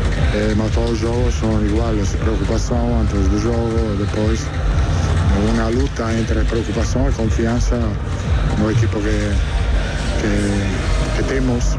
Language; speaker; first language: Portuguese; non-native, learner; Italian